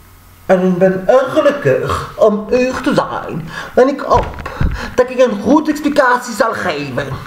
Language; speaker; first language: Dutch; non-native, learner; French